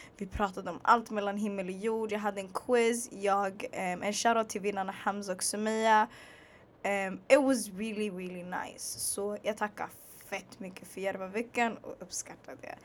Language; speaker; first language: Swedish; native; Swedish